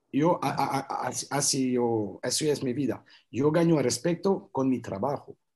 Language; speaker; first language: Spanish; non-native, learner; French